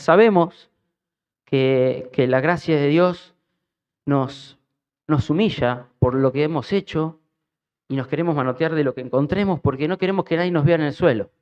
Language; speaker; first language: Spanish; native; Spanish